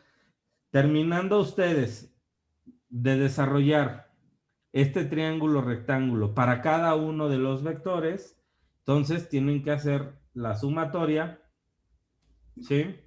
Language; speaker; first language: Spanish; native; Spanish